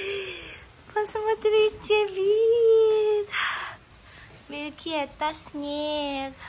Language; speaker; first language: Russian; non-native, learner; Korean